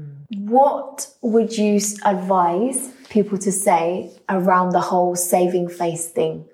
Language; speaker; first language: English; native; English